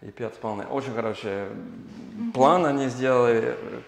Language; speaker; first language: Russian; non-native, learner; English